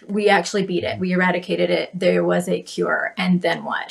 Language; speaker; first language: English; native; English